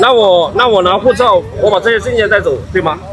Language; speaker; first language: Chinese; native; Chinese